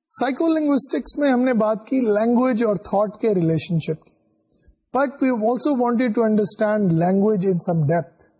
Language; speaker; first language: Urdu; non-native, local second language; Punjabi